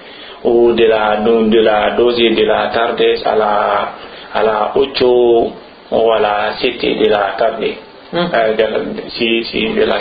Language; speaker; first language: Spanish; non-native, learner; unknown